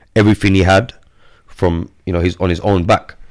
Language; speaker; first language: English; native; English